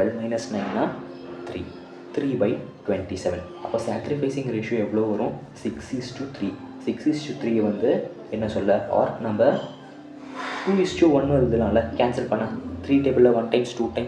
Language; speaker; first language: Tamil; native; Tamil